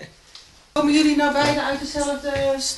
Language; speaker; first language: Dutch; native; Dutch